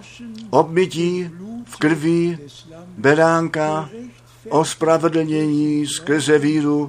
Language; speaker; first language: Czech; non-native, fluent; German